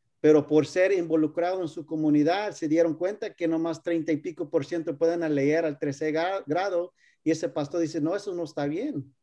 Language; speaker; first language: Spanish; early bilingual, heritage; Spanish